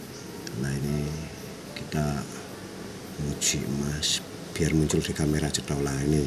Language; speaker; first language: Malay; non-native, local second language; Javanese